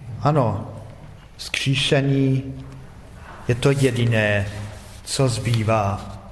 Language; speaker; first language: Czech; native; Czech